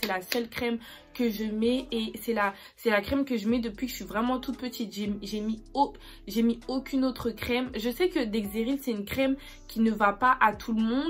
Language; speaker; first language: French; native; French